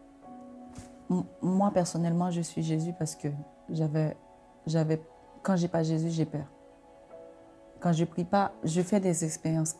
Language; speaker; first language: French; non-native, local second language; Haitian Creole